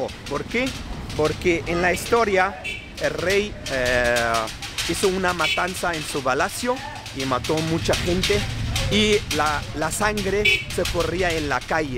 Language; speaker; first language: Spanish; non-native, fluent; Arabic